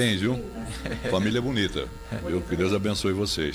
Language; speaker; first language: Portuguese; native; Portuguese